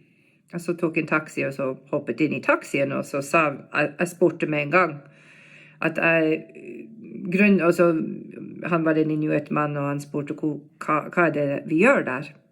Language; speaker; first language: Norwegian; non-native, fluent; English